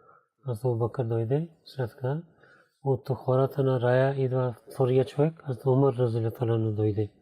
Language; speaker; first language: Bulgarian; non-native, learner; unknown